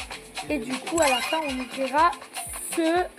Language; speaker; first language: French; native; French